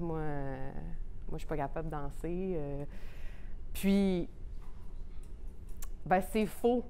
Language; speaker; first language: French; native; French